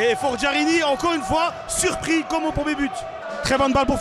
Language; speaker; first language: French; native; French